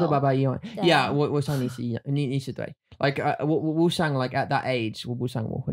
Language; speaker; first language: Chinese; non-native, learner; English